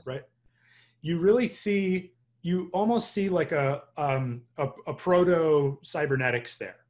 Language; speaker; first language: English; native; English